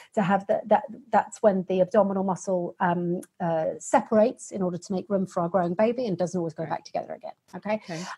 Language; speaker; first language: English; native; English